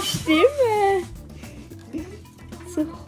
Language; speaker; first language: German; native; German